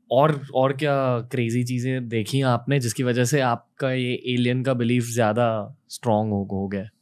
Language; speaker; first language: Hindi; native; Hindi